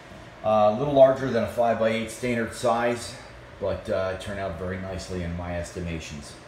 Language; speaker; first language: English; native; English